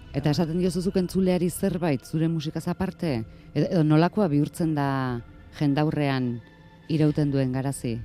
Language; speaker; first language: Basque; native; Basque